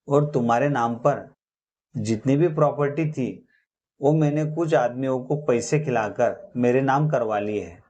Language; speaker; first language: Hindi; non-native, local second language; Marathi